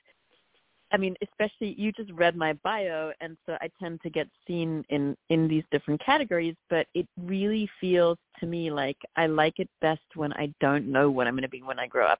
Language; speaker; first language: English; native; English